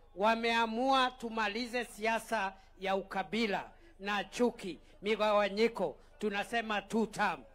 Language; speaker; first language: Swahili; native; Swahili